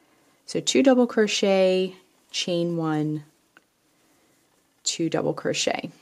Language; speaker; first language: English; native; English